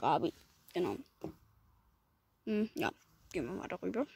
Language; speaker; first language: German; native; German